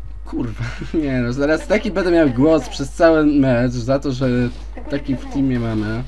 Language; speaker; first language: Polish; native; Polish